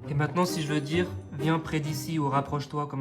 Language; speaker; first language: French; native; French